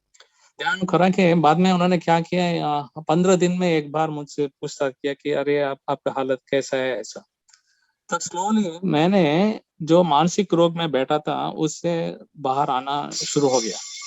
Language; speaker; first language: Hindi; non-native, local second language; Kannada